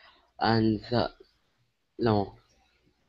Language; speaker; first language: English; non-native, learner; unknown